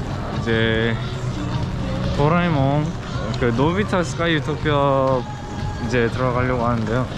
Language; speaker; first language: Korean; early bilingual, heritage; English